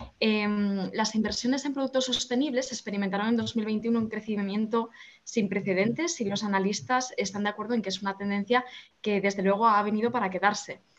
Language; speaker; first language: Spanish; native; Spanish